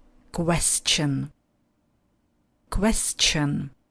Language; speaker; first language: English; non-native, fluent; Czech